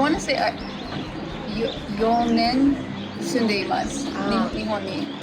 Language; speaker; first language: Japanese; non-native, learner; English